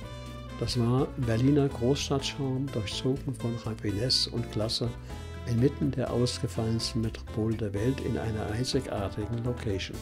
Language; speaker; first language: German; native; German